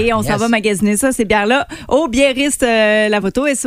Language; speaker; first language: French; native; French